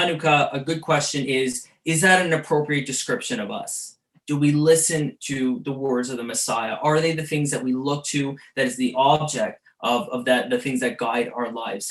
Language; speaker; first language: English; native; English